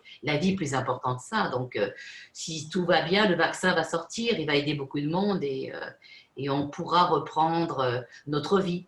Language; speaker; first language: French; non-native, fluent; Spanish